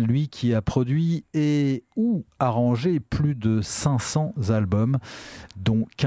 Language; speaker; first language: French; native; French